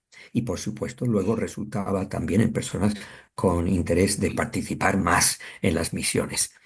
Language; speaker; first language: Spanish; non-native, fluent; English